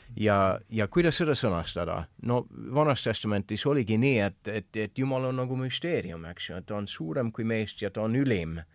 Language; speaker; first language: Estonian; non-native, fluent; English